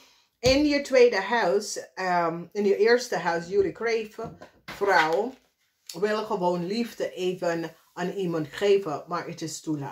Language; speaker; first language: Dutch; non-native, fluent; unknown